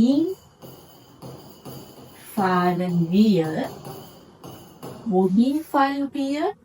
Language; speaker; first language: German; non-native, fluent; Hindi